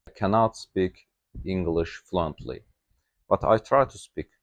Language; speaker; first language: English; non-native, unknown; Azerbaijani